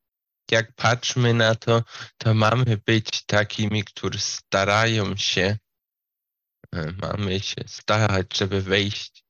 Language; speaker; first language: Polish; non-native, fluent; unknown